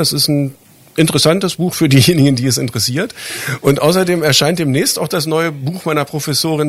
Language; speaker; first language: German; native; German